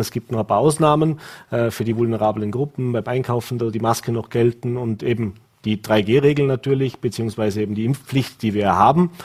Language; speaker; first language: German; native; German